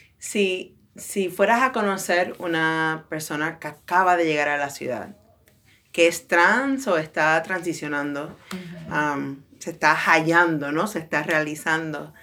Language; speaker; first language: Spanish; early bilingual, heritage; Spanish